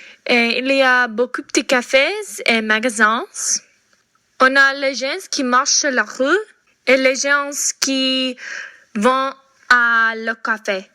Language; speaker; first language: French; non-native, learner; English